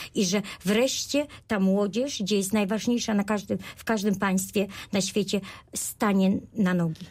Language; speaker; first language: Polish; non-native, local second language; Rusyn